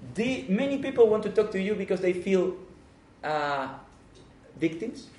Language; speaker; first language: English; non-native, fluent; Spanish